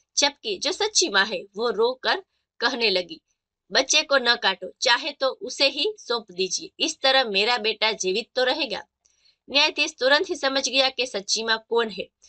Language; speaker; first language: Hindi; non-native, local second language; Gujarati